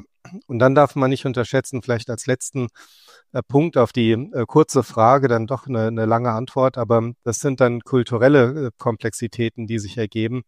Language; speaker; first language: German; native; German